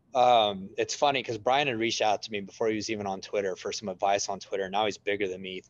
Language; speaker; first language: English; native; English